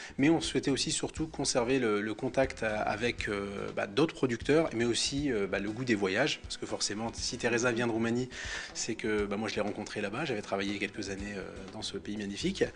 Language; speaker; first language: French; native; French